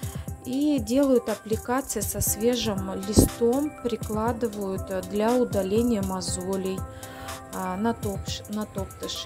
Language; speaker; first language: Russian; native; Russian